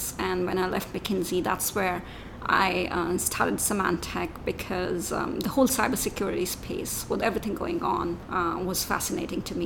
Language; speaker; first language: English; non-native, local second language; Hindi